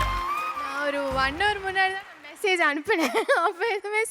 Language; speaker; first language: Tamil; non-native, local second language; Malayalam